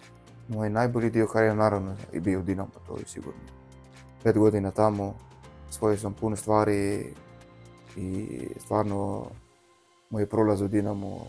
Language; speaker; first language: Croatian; non-native, learner; Arabic